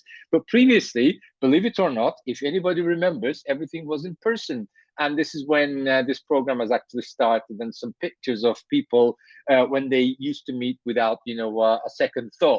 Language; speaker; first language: English; non-native, fluent; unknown